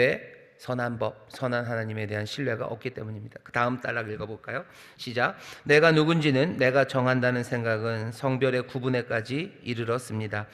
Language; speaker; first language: Korean; native; Korean